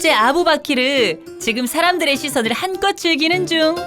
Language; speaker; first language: Korean; native; Korean